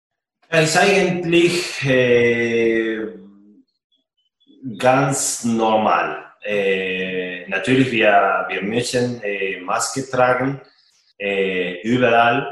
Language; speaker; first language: German; non-native, fluent; Spanish